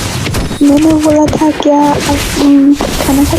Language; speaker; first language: Hindi; non-native, learner; Bangla